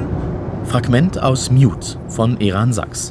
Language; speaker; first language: German; native; German